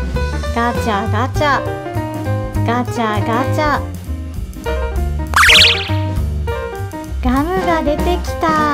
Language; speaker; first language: Japanese; native; Japanese